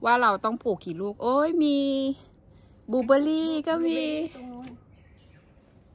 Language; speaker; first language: Thai; native; Thai